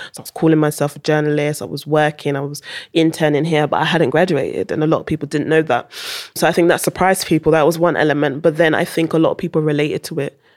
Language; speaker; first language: English; early bilingual, heritage; English